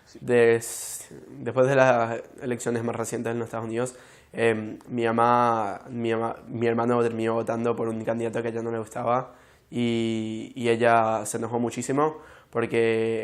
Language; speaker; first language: Spanish; early bilingual, heritage; Spanish